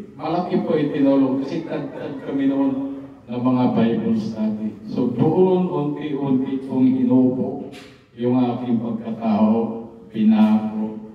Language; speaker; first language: Filipino; non-native, local second language; Cebuano